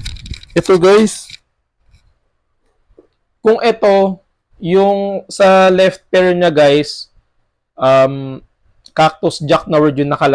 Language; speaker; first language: Filipino; native; Filipino